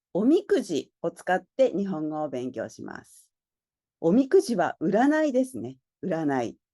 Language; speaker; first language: Japanese; native; Japanese